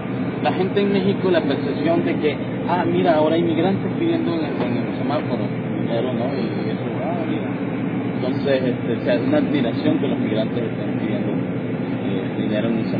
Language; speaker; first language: Spanish; native; Spanish